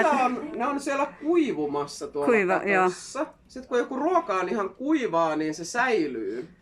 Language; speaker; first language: Finnish; native; Finnish